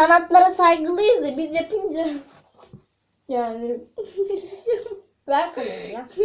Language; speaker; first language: Turkish; native; Turkish